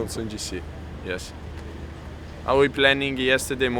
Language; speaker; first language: English; non-native, learner; Italian